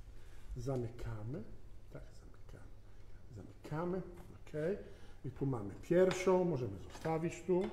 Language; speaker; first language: Polish; non-native, fluent; Italian